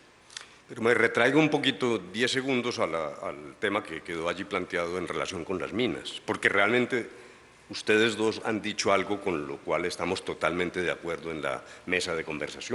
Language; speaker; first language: Spanish; native; Spanish